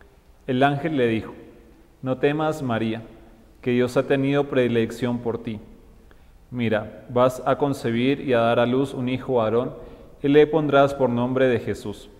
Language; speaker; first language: Spanish; native; Spanish